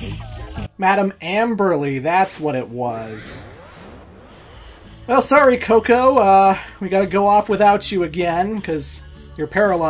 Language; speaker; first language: English; native; English